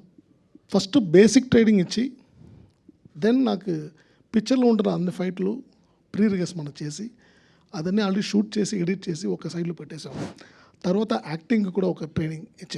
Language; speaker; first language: Telugu; non-native, fluent; Tamil